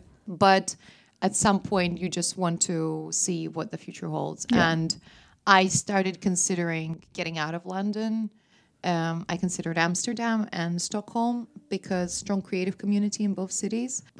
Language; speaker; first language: English; non-native, fluent; Russian